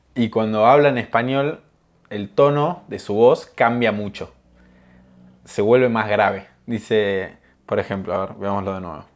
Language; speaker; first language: Spanish; native; Spanish